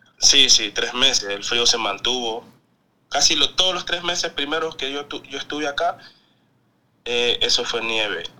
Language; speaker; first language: Spanish; native; Spanish